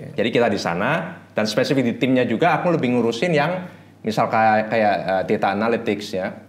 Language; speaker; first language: Indonesian; native; Indonesian